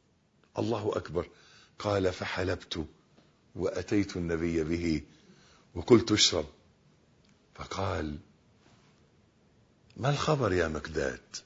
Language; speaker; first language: Arabic; native; Arabic